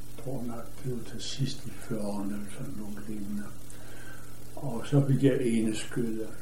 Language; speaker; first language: Danish; native; Danish